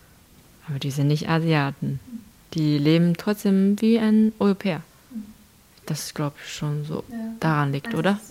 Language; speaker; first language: German; non-native, learner; Chinese